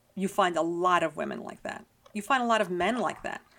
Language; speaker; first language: English; early bilingual, heritage; Spanish